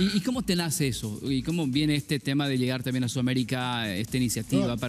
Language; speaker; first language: Spanish; native; Spanish